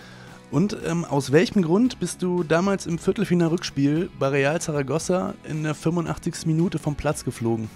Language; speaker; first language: German; native; German